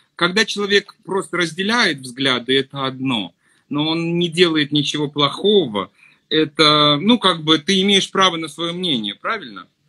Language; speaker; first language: Russian; native; Russian